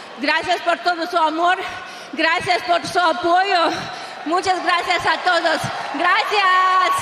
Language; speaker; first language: Spanish; non-native, learner; Russian